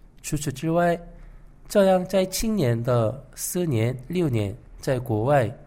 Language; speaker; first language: Chinese; non-native, fluent; Korean